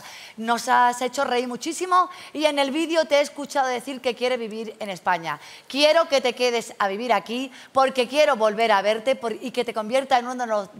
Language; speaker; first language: Spanish; native; Spanish